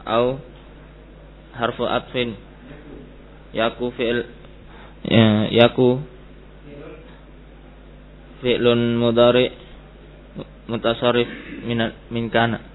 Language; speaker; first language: Arabic; non-native, learner; Indonesian